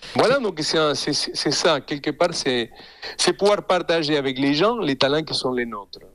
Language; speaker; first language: French; non-native, fluent; Spanish